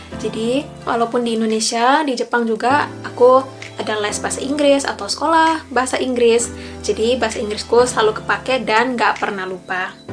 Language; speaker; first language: Indonesian; early bilingual, other home language; English